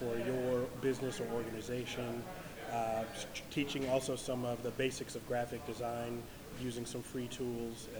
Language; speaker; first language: English; native; English